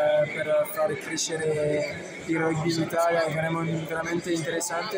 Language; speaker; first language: Italian; non-native, fluent; French